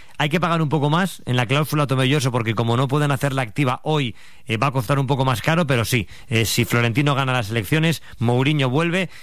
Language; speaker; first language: Spanish; native; Spanish